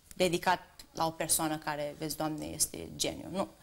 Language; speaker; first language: Romanian; early bilingual, heritage; Romanian